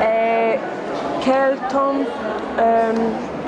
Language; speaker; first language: French; non-native, learner; English